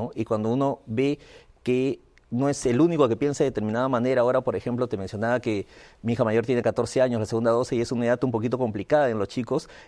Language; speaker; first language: Spanish; native; Spanish